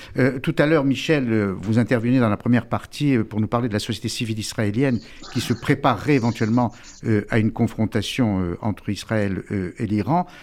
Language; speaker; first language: French; native; French